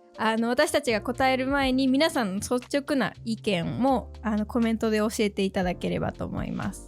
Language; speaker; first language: Japanese; native; Japanese